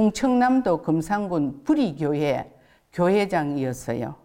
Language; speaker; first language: Korean; native; Korean